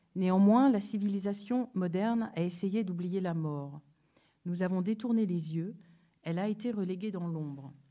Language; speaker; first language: French; native; French